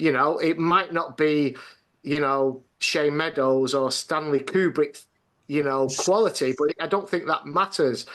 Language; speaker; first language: English; native; English